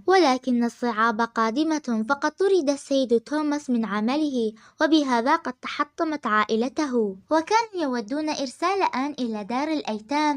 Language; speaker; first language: Arabic; native; Arabic